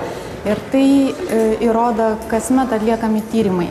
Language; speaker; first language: Lithuanian; native; Lithuanian